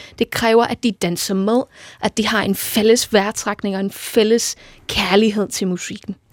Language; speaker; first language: Danish; non-native, fluent; English